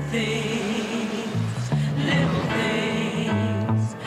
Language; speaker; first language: Spanish; non-native, fluent; Chinese